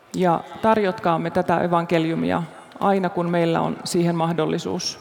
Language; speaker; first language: Finnish; native; Finnish